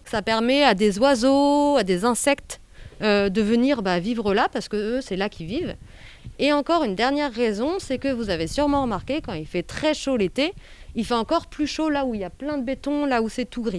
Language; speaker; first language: French; native; French